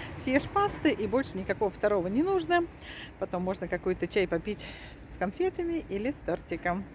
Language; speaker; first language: Russian; native; Russian